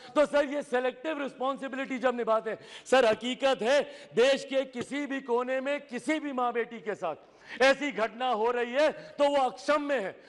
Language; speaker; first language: Hindi; native; Hindi